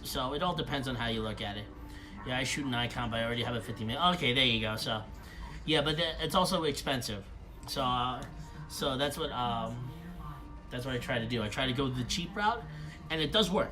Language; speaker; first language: English; native; English